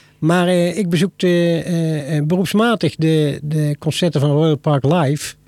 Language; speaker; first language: Dutch; native; Dutch